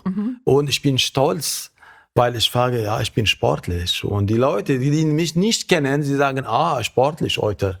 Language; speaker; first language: German; non-native, fluent; Arabic